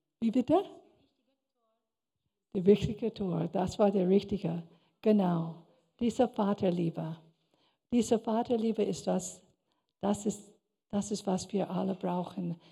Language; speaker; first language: German; non-native, fluent; English